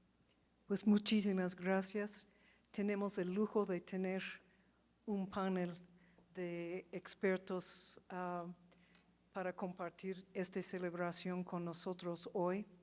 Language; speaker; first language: Spanish; non-native, fluent; English